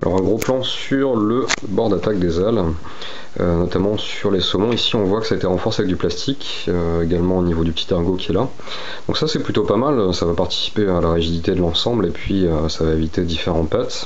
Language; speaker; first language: French; native; French